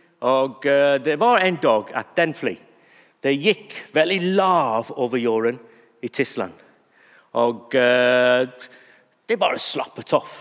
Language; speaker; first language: Norwegian; non-native, fluent; English